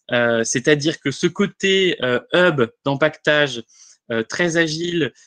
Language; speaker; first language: French; native; French